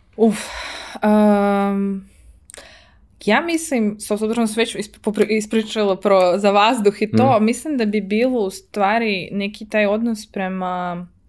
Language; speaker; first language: Serbian; early bilingual, heritage; Serbian